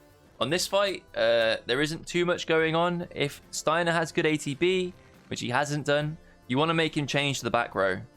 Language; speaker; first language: English; native; English